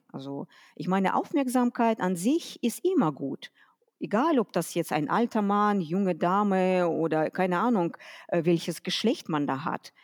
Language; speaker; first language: German; non-native, fluent; Russian